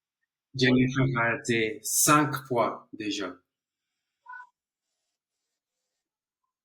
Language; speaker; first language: French; non-native, learner; Spanish